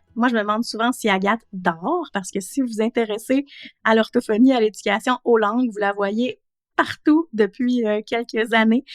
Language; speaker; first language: French; native; French